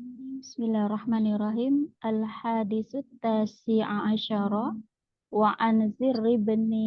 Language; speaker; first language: Arabic; non-native, learner; Indonesian